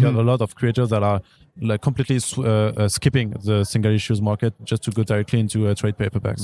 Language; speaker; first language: English; non-native, fluent; French